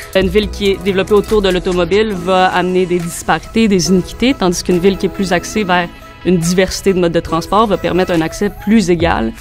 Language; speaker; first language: French; native; French